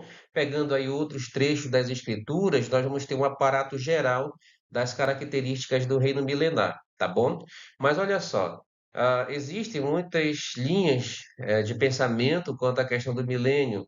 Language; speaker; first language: Portuguese; native; Portuguese